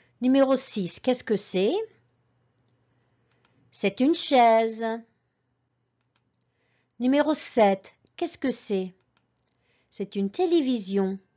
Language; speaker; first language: French; non-native, fluent; English